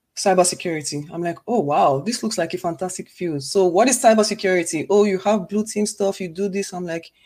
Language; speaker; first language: English; non-native, local second language; Igbo